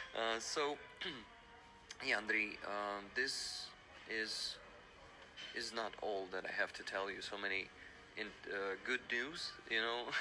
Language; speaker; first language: English; non-native, fluent; Ukrainian